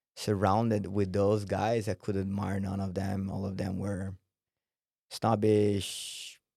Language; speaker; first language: English; non-native, fluent; Portuguese